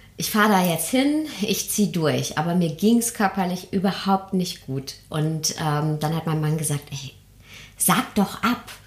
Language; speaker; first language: German; early bilingual, other home language; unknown